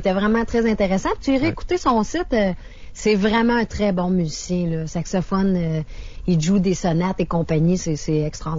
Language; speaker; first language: French; native; French